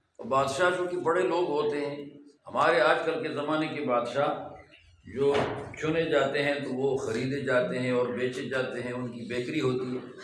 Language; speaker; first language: Urdu; non-native, local second language; Pashto